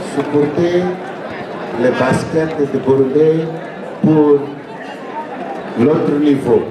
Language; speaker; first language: French; non-native, learner; Portuguese